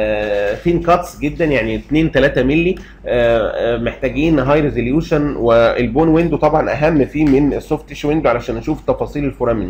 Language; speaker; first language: Arabic; native; Arabic